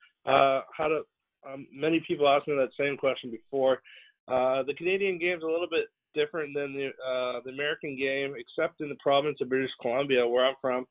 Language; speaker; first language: English; native; English